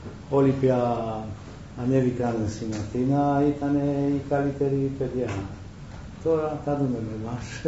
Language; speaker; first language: Greek; non-native, learner; Romanian